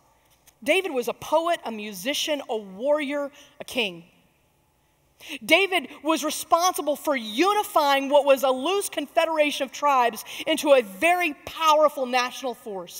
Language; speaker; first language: English; native; English